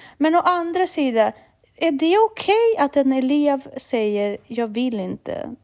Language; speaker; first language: Swedish; early bilingual, other home language; Russian